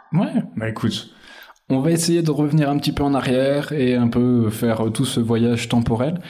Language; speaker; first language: French; native; French